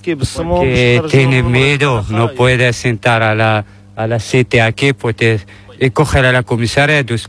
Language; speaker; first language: Spanish; non-native, learner; Arabic